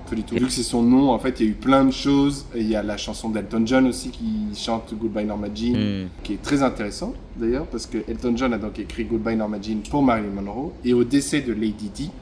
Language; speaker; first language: French; native; French